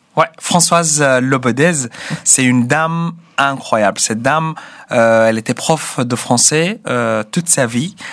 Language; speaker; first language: French; non-native, fluent; Arabic